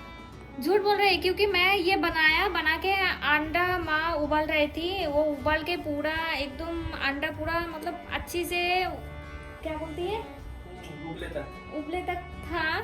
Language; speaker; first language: Hindi; non-native, local second language; Bangla